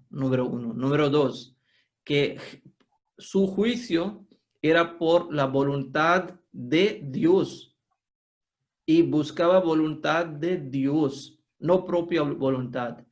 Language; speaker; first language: Spanish; non-native, fluent; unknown